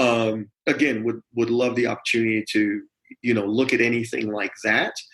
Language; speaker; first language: English; native; English